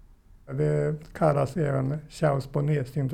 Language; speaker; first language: Swedish; non-native, fluent; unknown